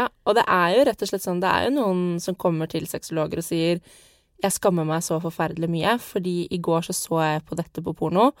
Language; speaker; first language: Norwegian; native; Norwegian